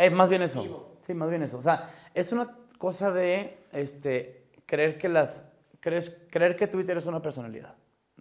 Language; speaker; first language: Spanish; native; Spanish